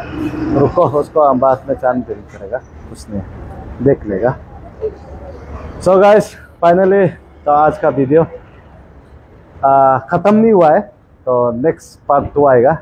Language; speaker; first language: Hindi; non-native, local second language; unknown